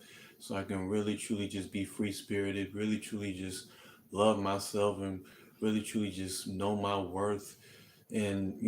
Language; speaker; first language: English; native; English